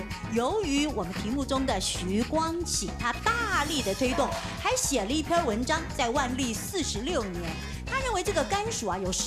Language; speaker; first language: Chinese; native; Chinese